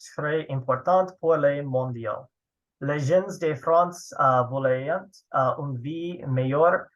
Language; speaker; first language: French; non-native, learner; English